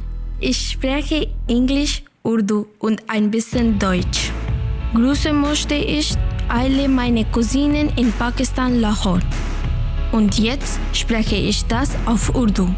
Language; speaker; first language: German; non-native, learner; Urdu